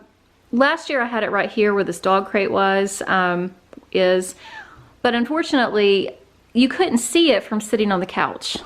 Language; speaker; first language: English; native; English